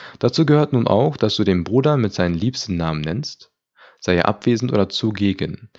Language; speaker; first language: German; early bilingual, other home language; Turkish